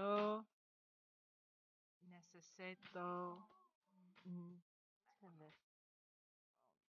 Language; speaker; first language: Spanish; non-native, learner; English